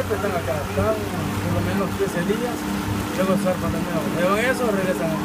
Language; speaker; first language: Spanish; native; Spanish